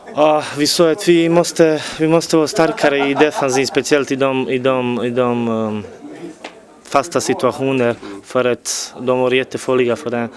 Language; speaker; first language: Swedish; non-native, fluent; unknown